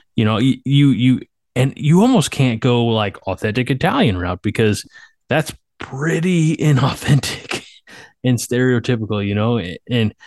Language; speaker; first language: English; early bilingual, other home language; Slovak